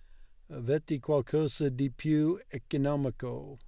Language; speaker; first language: Italian; non-native, learner; English